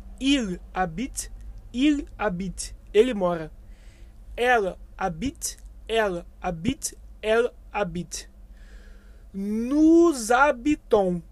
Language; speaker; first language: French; non-native, fluent; Portuguese